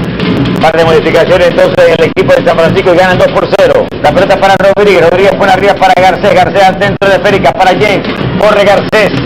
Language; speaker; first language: Spanish; native; Spanish